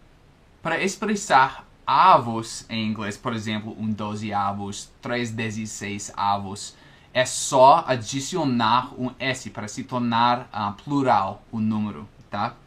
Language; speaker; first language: Portuguese; non-native, fluent; English